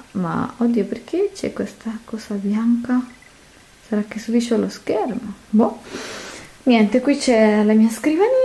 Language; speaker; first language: Italian; non-native, fluent; Spanish